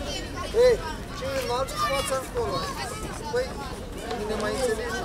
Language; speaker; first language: Romanian; native; Romanian